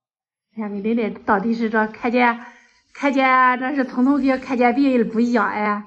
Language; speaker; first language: Chinese; native; Chinese